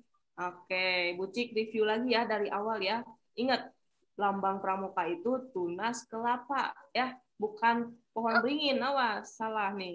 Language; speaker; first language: Indonesian; native; Indonesian